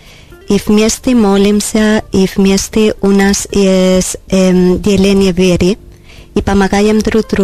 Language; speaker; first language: Russian; non-native, learner; Spanish